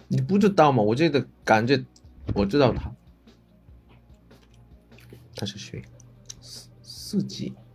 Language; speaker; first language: Chinese; non-native, learner; Korean